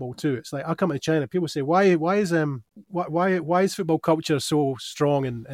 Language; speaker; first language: English; native; English